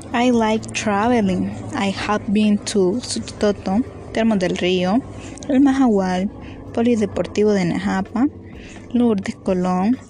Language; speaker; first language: English; non-native, learner; Spanish